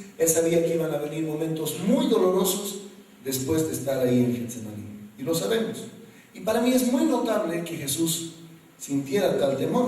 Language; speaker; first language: Spanish; native; Spanish